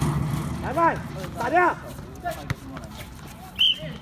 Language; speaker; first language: Chinese; native; Chinese